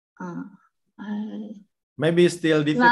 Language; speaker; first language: English; non-native, fluent; Indonesian